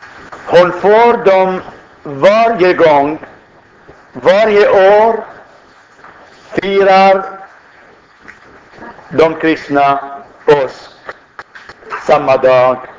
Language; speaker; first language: Swedish; non-native, fluent; Arabic